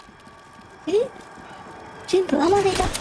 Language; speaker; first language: Japanese; native; Japanese